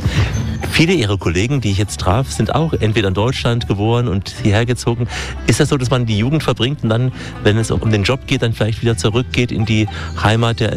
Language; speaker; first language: German; native; German